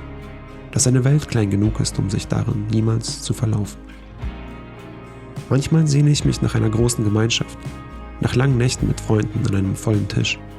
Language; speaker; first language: German; native; German